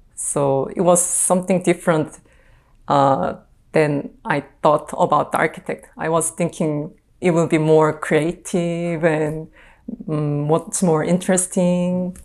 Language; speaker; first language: English; non-native, fluent; Korean